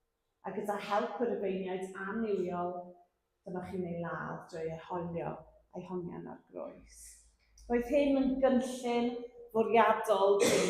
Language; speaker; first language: Welsh; native; Welsh